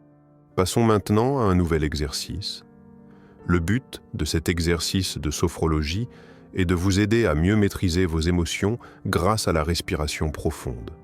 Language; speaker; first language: French; native; French